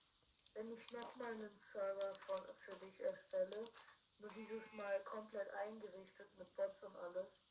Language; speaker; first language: German; native; German